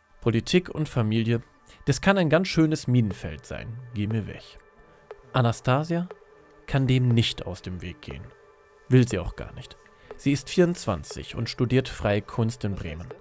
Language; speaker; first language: German; native; German